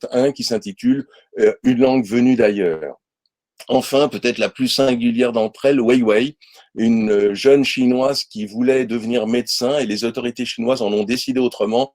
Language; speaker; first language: French; native; French